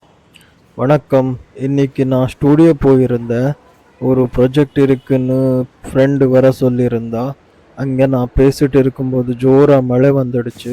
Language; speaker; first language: Tamil; non-native, learner; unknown